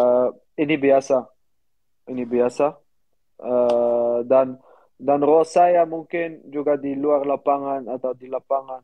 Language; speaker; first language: Indonesian; non-native, learner; Dutch